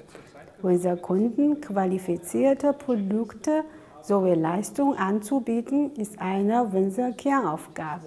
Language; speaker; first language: German; non-native, fluent; Chinese